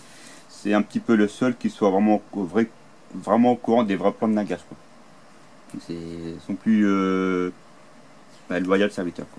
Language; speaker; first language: French; native; French